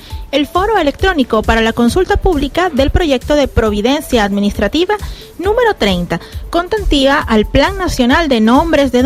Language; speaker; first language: Spanish; native; Spanish